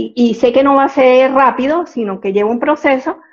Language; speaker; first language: Spanish; native; Spanish